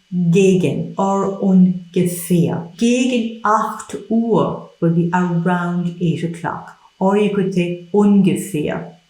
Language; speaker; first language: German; non-native, fluent; English